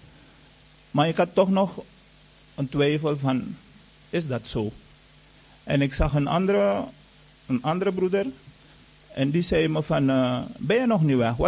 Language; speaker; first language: Dutch; non-native, fluent; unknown